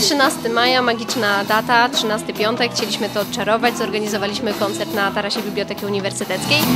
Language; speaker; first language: Polish; native; Polish